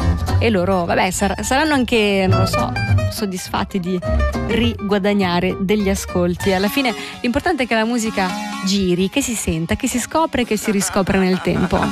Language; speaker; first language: Italian; native; Italian